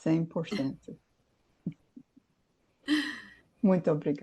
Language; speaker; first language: Portuguese; non-native, fluent; English